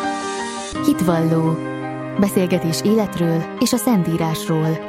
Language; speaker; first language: Hungarian; native; Hungarian